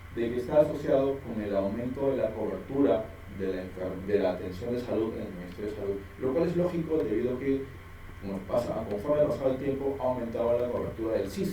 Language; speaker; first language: Spanish; native; Spanish